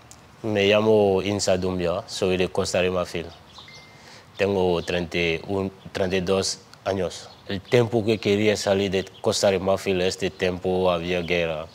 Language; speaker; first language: Spanish; non-native, learner; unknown